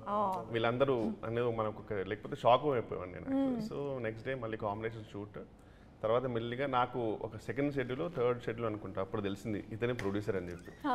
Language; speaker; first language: Telugu; native; Telugu